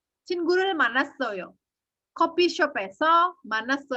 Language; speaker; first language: Korean; non-native, fluent; Indonesian